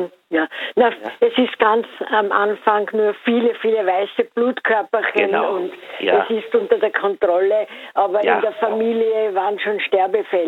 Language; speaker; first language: German; native; German